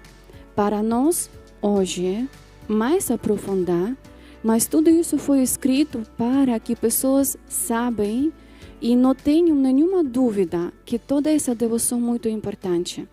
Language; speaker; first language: Portuguese; non-native, fluent; Polish